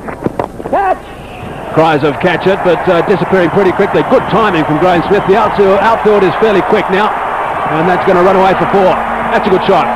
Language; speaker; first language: English; native; English